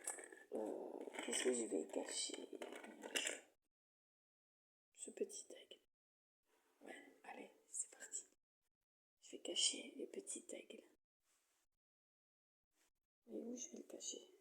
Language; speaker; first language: French; native; French